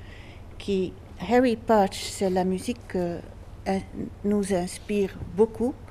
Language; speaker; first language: French; non-native, fluent; Dutch